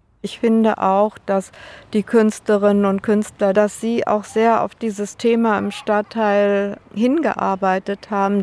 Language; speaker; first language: German; native; German